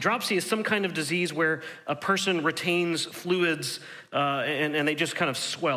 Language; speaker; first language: English; native; English